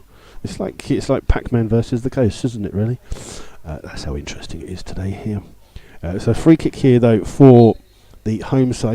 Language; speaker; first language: English; native; English